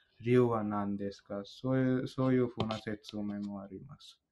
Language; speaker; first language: Japanese; non-native, fluent; Hindi